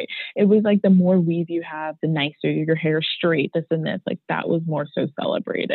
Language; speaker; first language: English; native; English